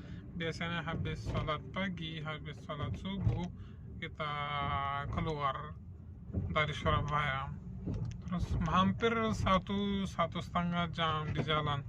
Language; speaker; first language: Indonesian; non-native, learner; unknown